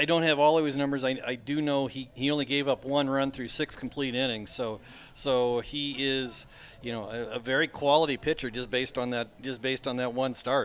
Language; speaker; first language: English; native; English